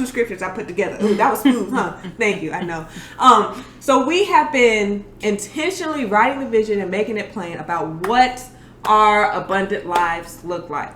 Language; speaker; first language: English; native; English